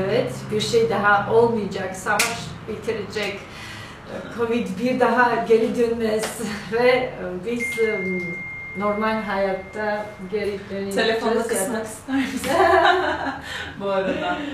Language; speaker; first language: Turkish; non-native, learner; Georgian